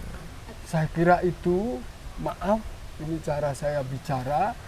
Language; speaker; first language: Indonesian; non-native, local second language; Javanese